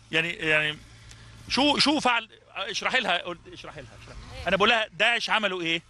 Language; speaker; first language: Arabic; native; Arabic